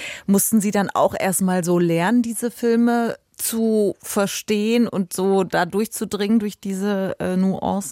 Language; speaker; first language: German; native; German